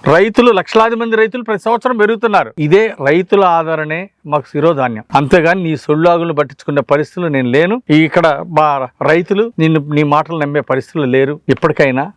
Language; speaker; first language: Telugu; native; Telugu